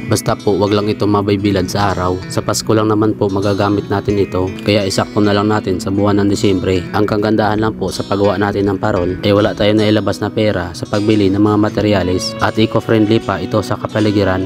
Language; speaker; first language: Filipino; non-native, local second language; Bikol